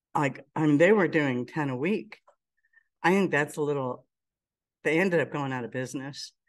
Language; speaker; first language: English; native; English